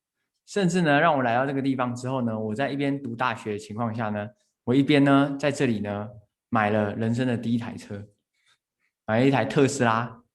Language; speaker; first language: Chinese; native; Chinese